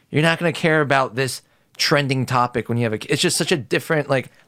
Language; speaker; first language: English; native; English